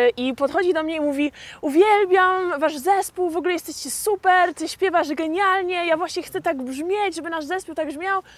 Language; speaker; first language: Polish; early bilingual, heritage; English